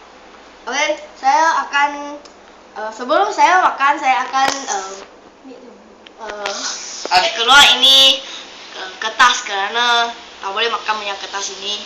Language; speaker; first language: Indonesian; non-native, learner; Chinese